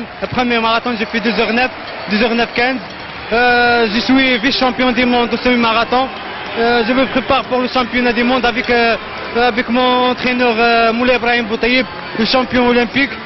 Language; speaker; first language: French; non-native, learner; Arabic